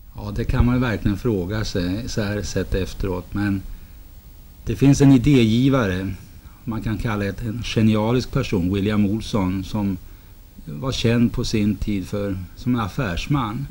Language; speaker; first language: Swedish; native; Swedish